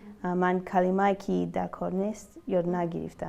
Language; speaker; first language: Persian; early bilingual, other home language; English